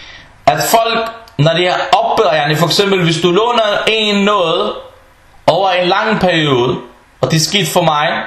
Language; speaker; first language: Danish; early bilingual, other home language; Arabic